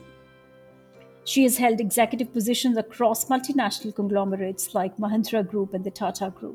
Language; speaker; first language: English; non-native, local second language; Bangla